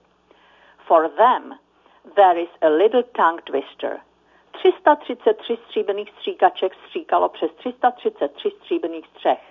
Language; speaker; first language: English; non-native, fluent; Czech